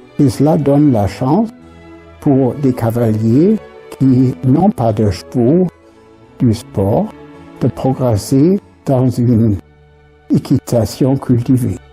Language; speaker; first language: French; non-native, fluent; German